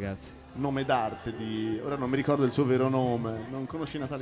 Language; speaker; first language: Italian; native; Italian